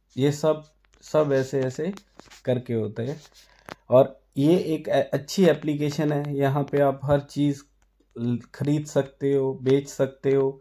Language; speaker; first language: Hindi; non-native, local second language; Punjabi